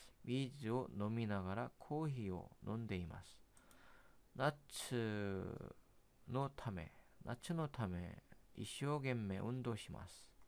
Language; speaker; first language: Japanese; non-native, learner; Korean